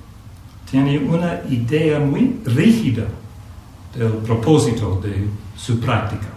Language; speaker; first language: Spanish; non-native, fluent; English